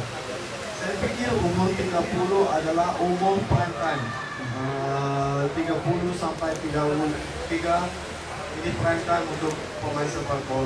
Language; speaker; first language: Indonesian; non-native, fluent; Dutch